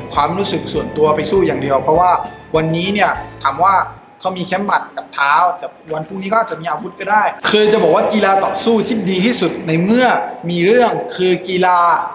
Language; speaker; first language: Thai; early bilingual, other home language; French